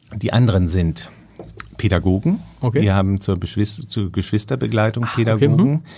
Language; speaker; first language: German; native; German